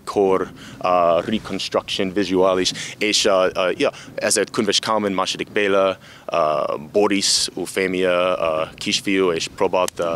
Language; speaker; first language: Hungarian; non-native, learner; English